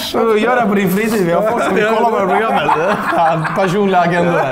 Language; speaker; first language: Swedish; native; Swedish